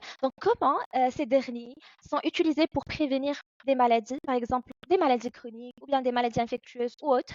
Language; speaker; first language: French; native; French